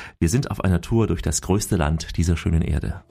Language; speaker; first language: German; native; German